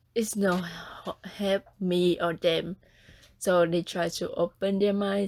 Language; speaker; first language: English; non-native, learner; Vietnamese